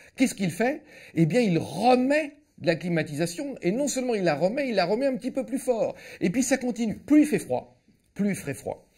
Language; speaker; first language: French; native; French